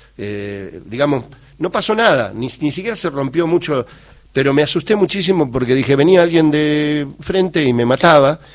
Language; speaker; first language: Spanish; native; Spanish